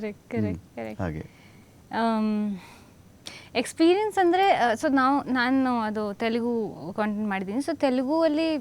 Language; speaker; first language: Kannada; non-native, fluent; Hindi